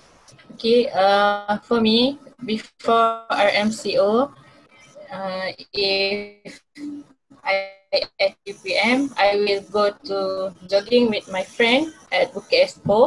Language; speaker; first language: English; non-native, local second language; Malay